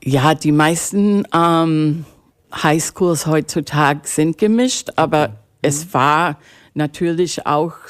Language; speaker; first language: German; non-native, fluent; English